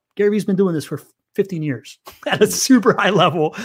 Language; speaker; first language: English; early bilingual, other home language; Spanish